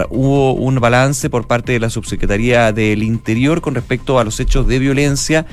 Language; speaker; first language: Spanish; native; Spanish